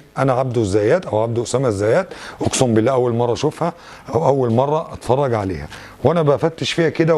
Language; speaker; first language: Arabic; native; Arabic